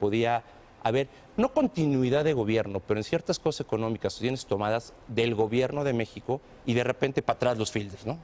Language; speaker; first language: Spanish; native; Spanish